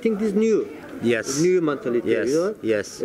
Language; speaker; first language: English; non-native, learner; Turkish